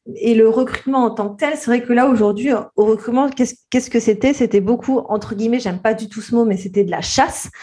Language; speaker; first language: French; native; French